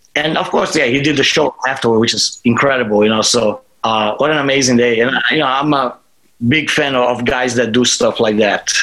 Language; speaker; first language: English; non-native, fluent; Portuguese